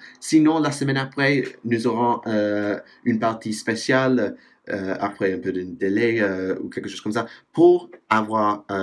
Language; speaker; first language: French; non-native, fluent; English